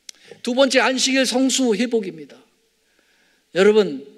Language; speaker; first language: Korean; native; Korean